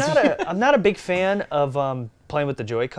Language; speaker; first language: English; native; English